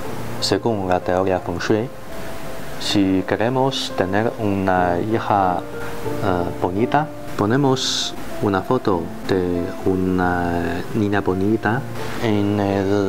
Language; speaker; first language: Spanish; non-native, learner; Chinese